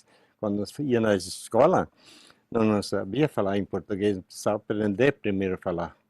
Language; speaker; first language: Portuguese; non-native, local second language; German